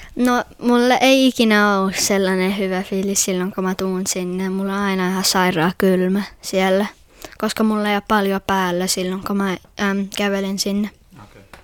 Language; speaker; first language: Finnish; early bilingual, heritage; Finnish